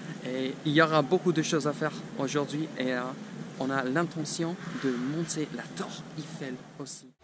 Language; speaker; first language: French; non-native, fluent; English